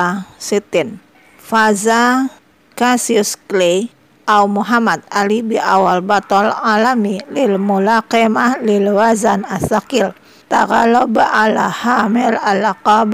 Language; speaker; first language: Arabic; non-native, fluent; Indonesian